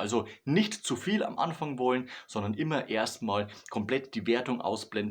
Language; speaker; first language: German; native; German